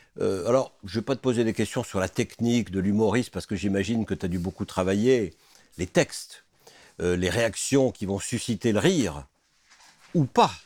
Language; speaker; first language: French; native; French